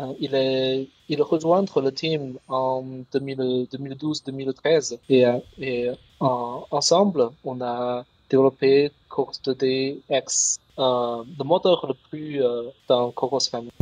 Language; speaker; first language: French; non-native, learner; Chinese